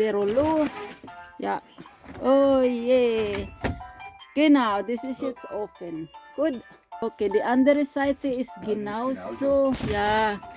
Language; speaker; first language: German; non-native, learner; Filipino